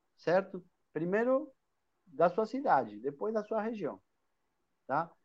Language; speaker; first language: Portuguese; non-native, fluent; Spanish